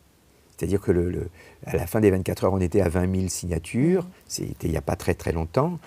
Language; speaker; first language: French; native; French